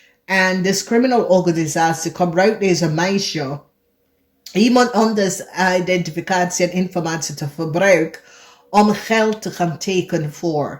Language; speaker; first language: Dutch; non-native, fluent; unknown